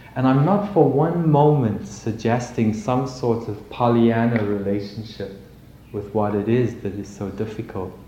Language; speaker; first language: English; native; English